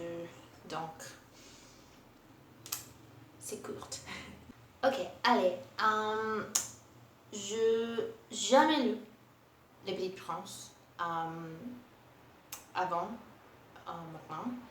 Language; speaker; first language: French; non-native, learner; Portuguese